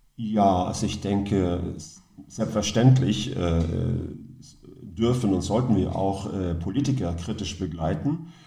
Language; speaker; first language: German; non-native, fluent; Norwegian